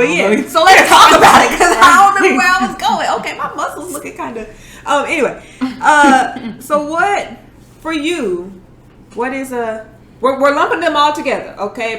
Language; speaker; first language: English; native; English